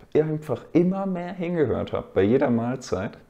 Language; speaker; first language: German; native; German